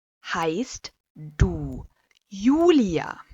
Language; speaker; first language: German; non-native, fluent; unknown